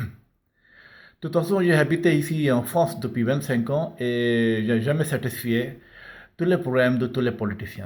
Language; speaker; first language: French; non-native, learner; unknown